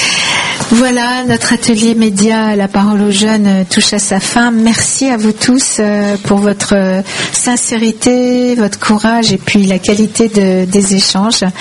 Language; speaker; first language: French; native; French